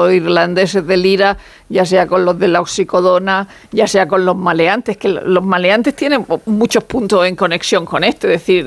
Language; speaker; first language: Spanish; native; Spanish